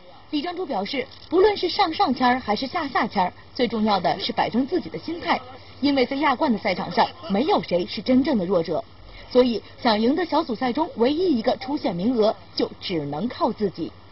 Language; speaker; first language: Chinese; native; Chinese